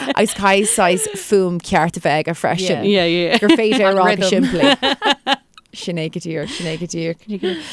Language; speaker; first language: Irish; non-native, local second language; English